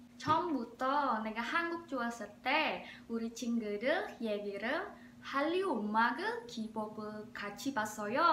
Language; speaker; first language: Korean; non-native, learner; Indonesian